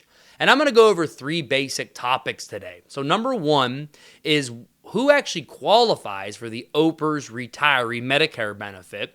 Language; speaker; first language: English; native; English